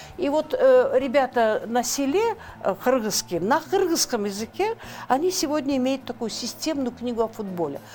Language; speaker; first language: Russian; non-native, local second language; Kyrgyz